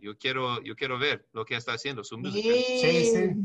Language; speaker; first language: Spanish; non-native, learner; English